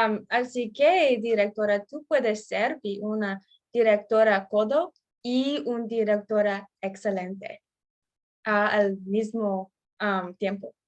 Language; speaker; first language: Spanish; non-native, learner; English